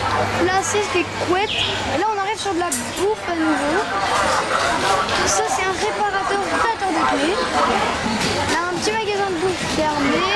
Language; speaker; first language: French; native; French